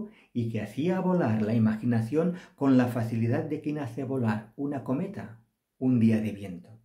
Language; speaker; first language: Spanish; non-native, local second language; Catalan